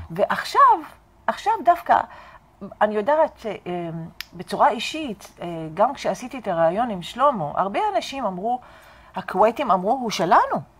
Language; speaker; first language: Hebrew; non-native, fluent; Arabic